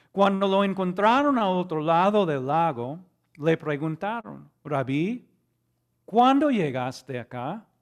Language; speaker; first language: Spanish; non-native, fluent; English